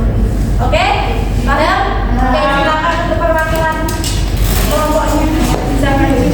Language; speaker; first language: Indonesian; native; Indonesian